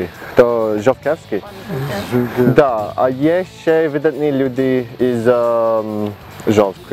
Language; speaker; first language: Ukrainian; early bilingual, heritage; Ukrainian